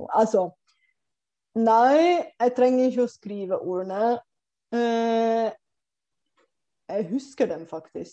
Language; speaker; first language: Norwegian; non-native, fluent; Bulgarian